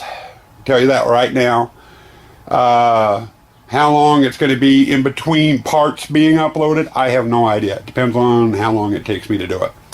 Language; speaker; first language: English; native; English